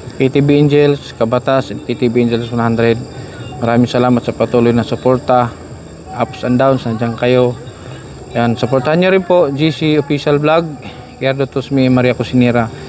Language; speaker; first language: Filipino; native; Filipino